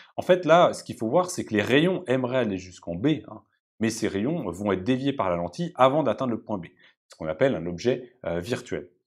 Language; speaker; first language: French; native; French